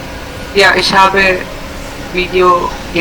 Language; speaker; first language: German; non-native, learner; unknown